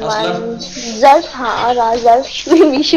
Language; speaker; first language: Persian; non-native, learner; Urdu